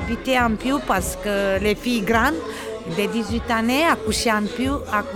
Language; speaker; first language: French; non-native, learner; Romanian